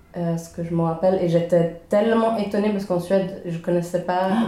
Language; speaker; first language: French; early bilingual, other home language; Swedish